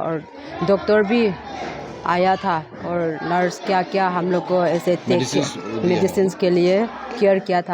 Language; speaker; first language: Hindi; non-native, local second language; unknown